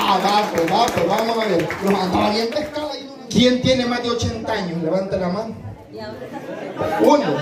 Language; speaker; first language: Spanish; native; Spanish